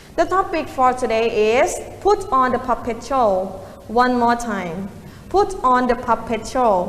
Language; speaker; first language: English; non-native, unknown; Thai